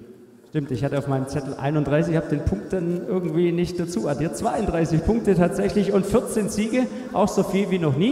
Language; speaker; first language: German; native; German